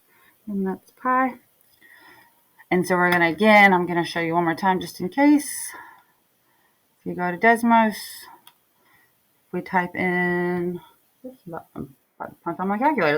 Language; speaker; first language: English; native; English